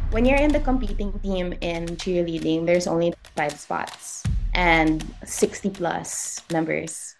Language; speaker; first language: English; non-native, local second language; Cebuano